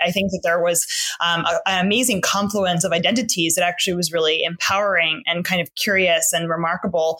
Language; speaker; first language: English; native; English